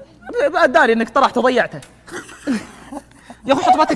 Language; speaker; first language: Arabic; native; Arabic